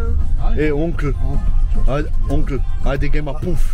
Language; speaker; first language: German; early bilingual, other home language; Albanian